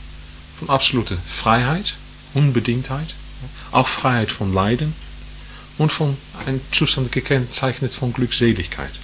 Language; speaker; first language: German; non-native, fluent; English